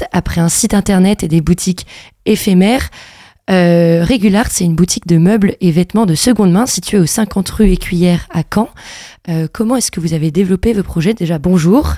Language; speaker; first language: French; native; French